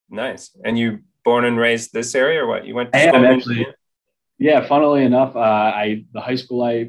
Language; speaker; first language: English; native; English